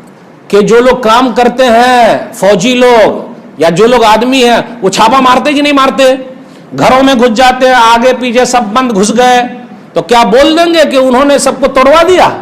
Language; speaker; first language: Hindi; native; Hindi